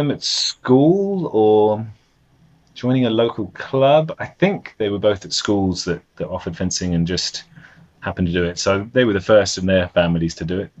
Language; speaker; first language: English; native; English